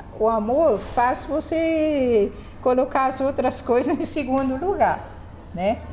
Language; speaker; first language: Portuguese; non-native, fluent; German